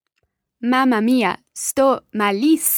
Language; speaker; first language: Italian; non-native, learner; English